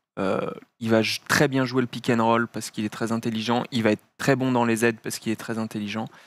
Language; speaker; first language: French; native; French